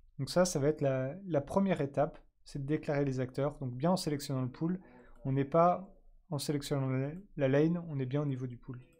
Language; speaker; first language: French; native; French